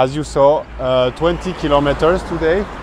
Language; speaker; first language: English; non-native, fluent; French